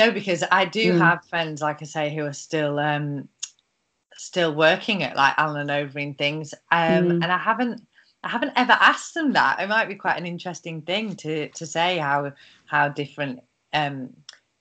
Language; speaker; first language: English; native; English